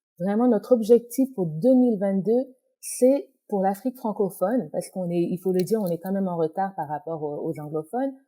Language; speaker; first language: French; native; French